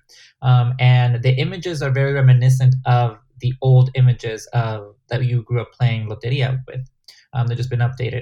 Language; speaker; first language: English; non-native, fluent; Spanish